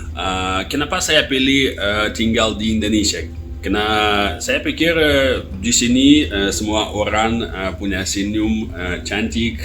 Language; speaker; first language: Indonesian; non-native, learner; Russian